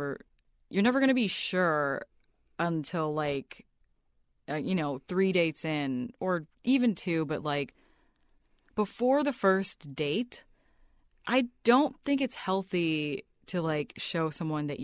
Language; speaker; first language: English; native; English